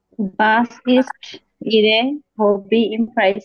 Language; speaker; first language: German; non-native, learner; Bangla